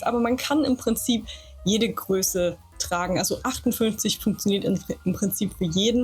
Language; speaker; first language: German; native; German